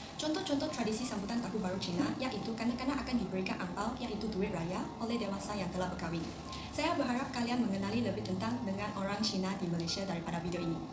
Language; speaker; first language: Malay; non-native, local second language; Chinese